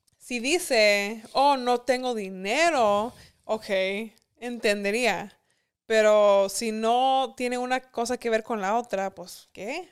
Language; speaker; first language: Spanish; early bilingual, heritage; Spanish